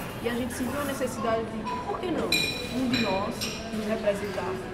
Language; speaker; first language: Portuguese; native; Portuguese